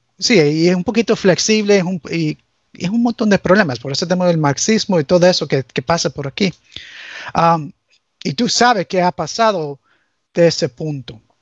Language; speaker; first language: Spanish; early bilingual, heritage; English